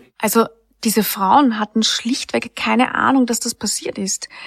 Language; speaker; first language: German; native; German